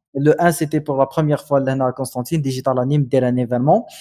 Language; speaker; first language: French; non-native, local second language; Arabic